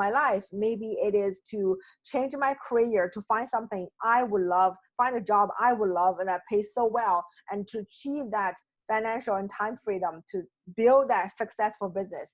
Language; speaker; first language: English; non-native, fluent; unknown